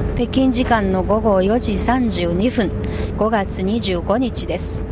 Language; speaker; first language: Japanese; non-native, fluent; Chinese